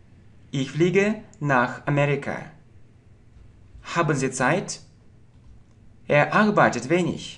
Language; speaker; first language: German; non-native, fluent; Russian